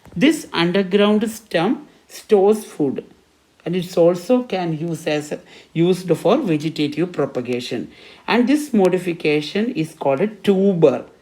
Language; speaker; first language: English; non-native, local second language; Malayalam